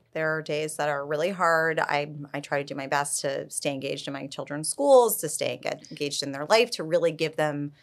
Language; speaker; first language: English; native; English